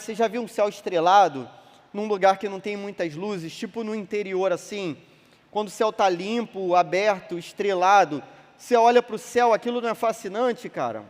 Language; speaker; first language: Portuguese; native; Portuguese